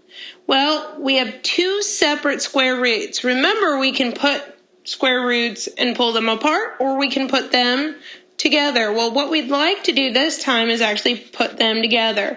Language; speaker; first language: English; native; English